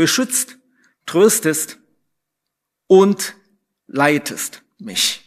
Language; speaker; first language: German; non-native, fluent; Chinese